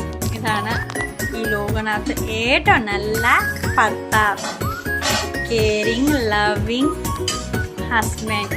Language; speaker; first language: Malayalam; non-native, learner; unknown